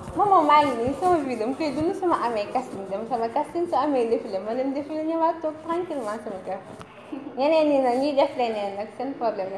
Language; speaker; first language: Wolof; native; Wolof